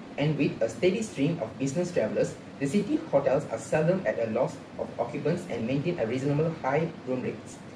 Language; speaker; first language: English; non-native, local second language; Tamil